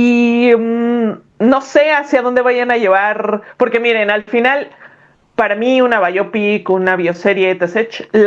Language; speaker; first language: Spanish; native; Spanish